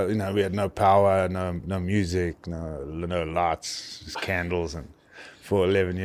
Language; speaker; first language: English; native; English